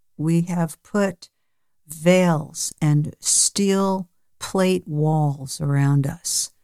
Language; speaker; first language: English; native; English